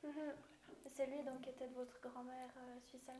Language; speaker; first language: French; native; French